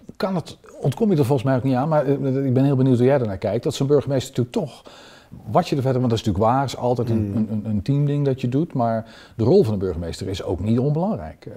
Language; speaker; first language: Dutch; native; Dutch